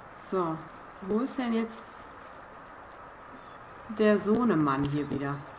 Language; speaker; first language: German; native; German